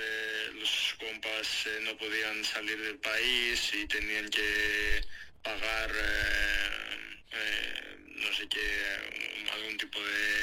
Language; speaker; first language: Spanish; non-native, fluent; Greek